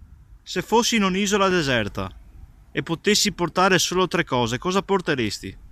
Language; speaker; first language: Italian; native; Italian